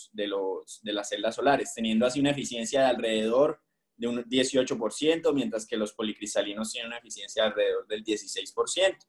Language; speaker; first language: Spanish; native; Spanish